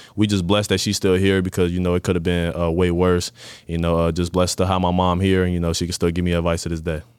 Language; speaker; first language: English; native; English